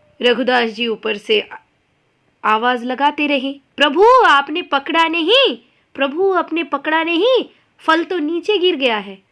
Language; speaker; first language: Hindi; non-native, local second language; Bangla